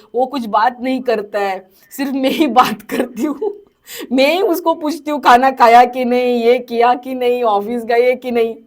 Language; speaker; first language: Hindi; non-native, local second language; Marathi